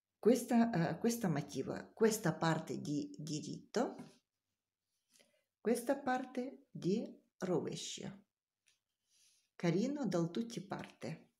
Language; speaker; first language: Italian; non-native, learner; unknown